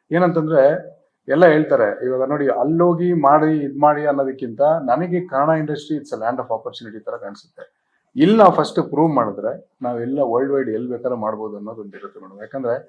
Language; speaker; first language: Kannada; native; Kannada